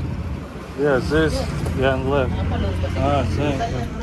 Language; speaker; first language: English; non-native, fluent; Russian